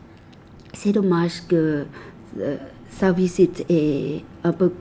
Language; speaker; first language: French; non-native, fluent; Thai